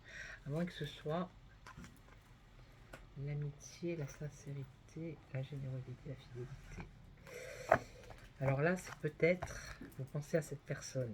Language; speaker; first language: French; native; French